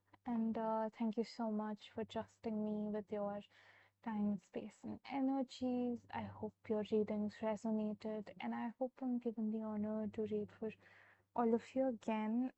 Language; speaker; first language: English; non-native, local second language; Hindi